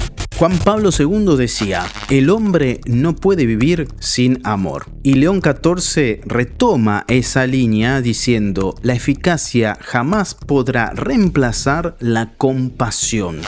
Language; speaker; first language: Spanish; native; Spanish